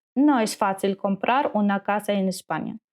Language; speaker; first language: Spanish; non-native, learner; Ukrainian